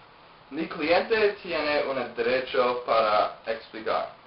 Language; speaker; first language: Spanish; non-native, learner; English